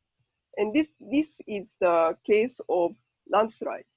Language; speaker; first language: English; non-native, learner; Japanese